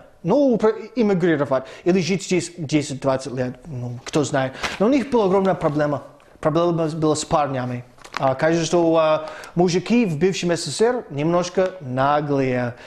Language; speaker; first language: Russian; non-native, fluent; English